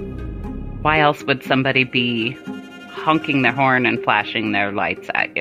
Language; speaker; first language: English; native; English